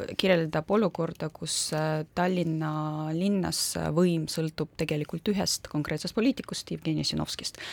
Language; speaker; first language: Estonian; non-native, local second language; Russian